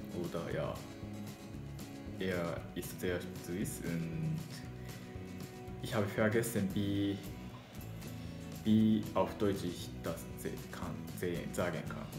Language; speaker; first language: German; non-native, learner; Japanese